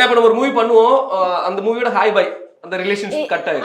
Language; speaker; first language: Tamil; native; Tamil